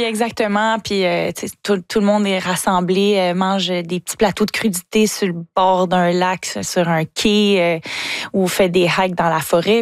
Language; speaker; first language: French; native; French